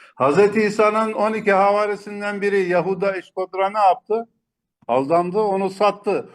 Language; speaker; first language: Turkish; native; Turkish